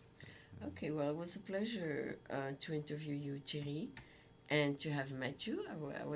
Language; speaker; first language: English; non-native, fluent; French